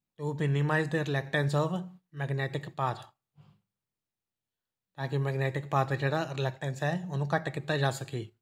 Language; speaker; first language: Hindi; non-native, local second language; Punjabi